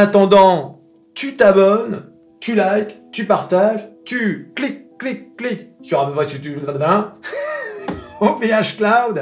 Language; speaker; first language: French; native; French